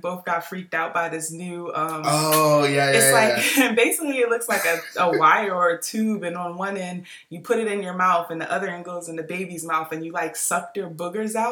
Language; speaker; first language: English; native; English